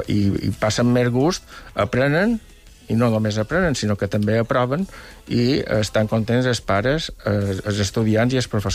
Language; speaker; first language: Catalan; native; Catalan